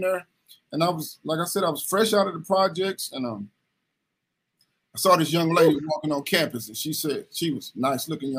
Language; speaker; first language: English; native; English